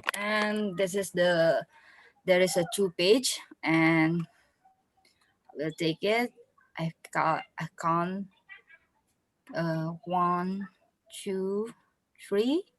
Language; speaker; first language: English; non-native, local second language; Indonesian